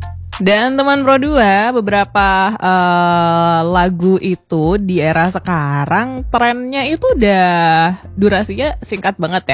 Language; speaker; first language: Indonesian; native; Indonesian